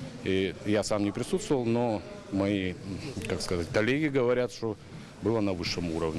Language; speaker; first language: Russian; native; Russian